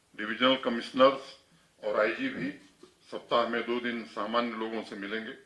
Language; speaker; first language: Hindi; native; Hindi